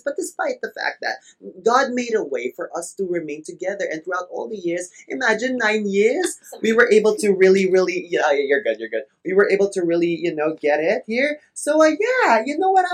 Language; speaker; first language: English; non-native, local second language; Filipino